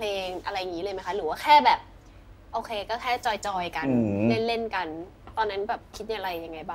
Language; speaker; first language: Thai; native; Thai